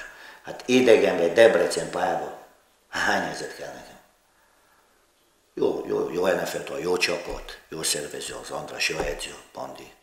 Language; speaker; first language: Hungarian; non-native, learner; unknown